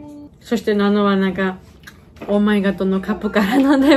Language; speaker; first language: Japanese; non-native, fluent; Georgian